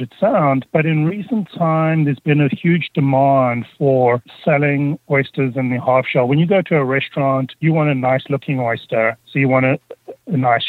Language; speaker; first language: English; native; English